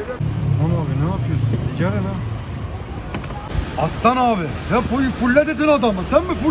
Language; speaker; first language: Turkish; native; Turkish